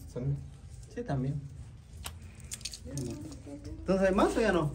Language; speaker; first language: Spanish; native; Spanish